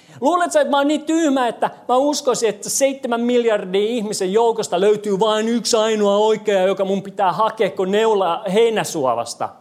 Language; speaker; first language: Finnish; non-native, fluent; English